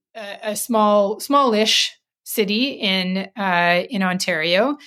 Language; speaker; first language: English; native; English